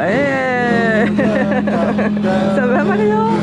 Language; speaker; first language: French; native; French